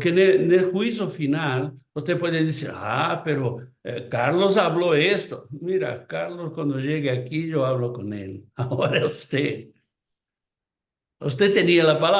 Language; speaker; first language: Spanish; non-native, fluent; Portuguese